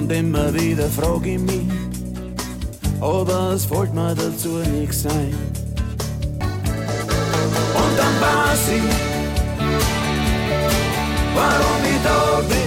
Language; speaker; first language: English; non-native, fluent; German